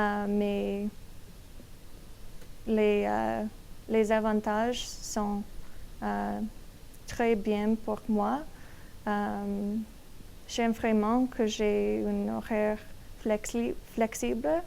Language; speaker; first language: French; non-native, learner; English